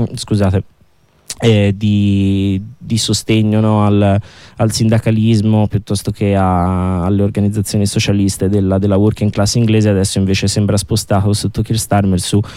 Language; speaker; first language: Italian; native; Italian